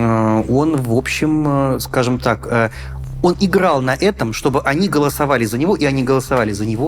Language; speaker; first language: Russian; native; Russian